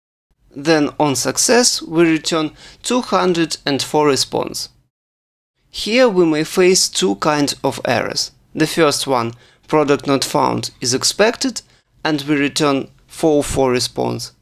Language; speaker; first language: English; non-native, fluent; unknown